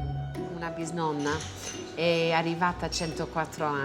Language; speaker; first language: Italian; early bilingual, heritage; English